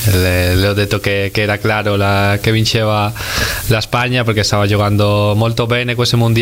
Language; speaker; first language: Italian; non-native, fluent; Spanish